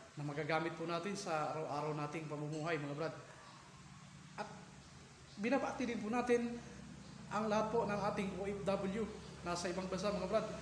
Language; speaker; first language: Filipino; non-native, local second language; Bikol